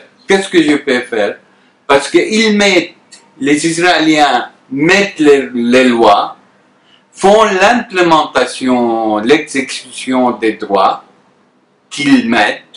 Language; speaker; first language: French; non-native, fluent; Arabic